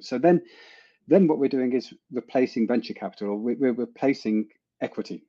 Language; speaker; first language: English; native; English